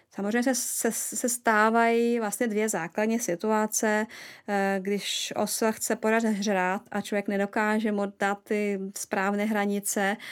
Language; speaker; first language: Czech; non-native, fluent; Russian